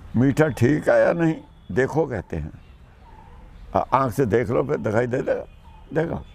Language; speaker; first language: Hindi; non-native, local second language; Punjabi